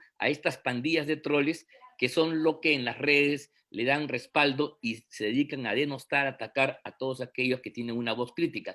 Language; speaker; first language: Spanish; native; Spanish